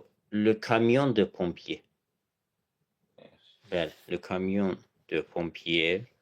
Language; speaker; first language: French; non-native, fluent; Azerbaijani